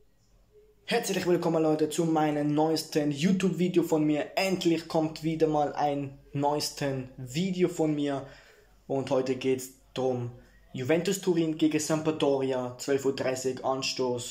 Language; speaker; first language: German; early bilingual, heritage; Italian